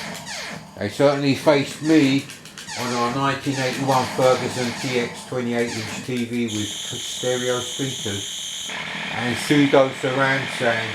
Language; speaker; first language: English; native; English